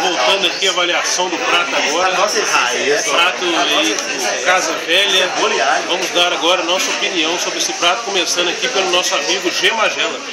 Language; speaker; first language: Portuguese; native; Portuguese